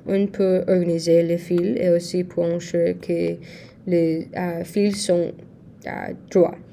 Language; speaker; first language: French; non-native, learner; English